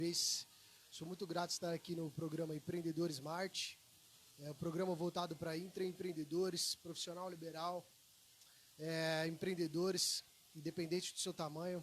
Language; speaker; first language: Portuguese; native; Portuguese